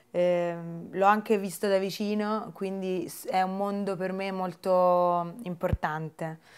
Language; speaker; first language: Italian; native; Italian